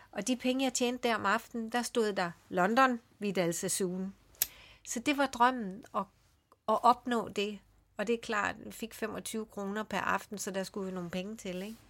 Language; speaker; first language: Danish; early bilingual, other home language; Swedish